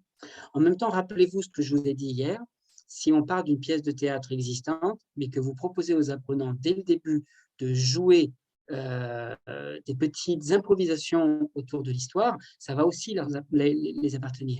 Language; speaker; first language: French; native; French